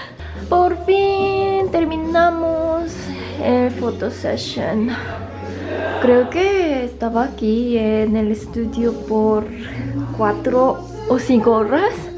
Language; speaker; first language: Spanish; non-native, learner; Korean